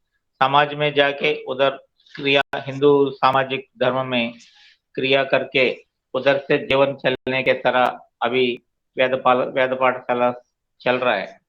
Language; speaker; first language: Hindi; non-native, local second language; Telugu